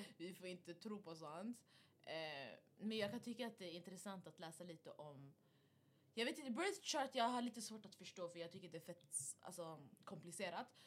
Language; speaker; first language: Swedish; early bilingual, other home language; Arabic